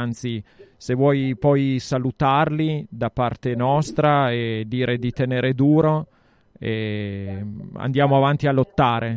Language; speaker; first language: Italian; native; Italian